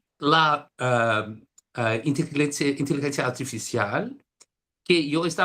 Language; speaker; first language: Spanish; non-native, fluent; Portuguese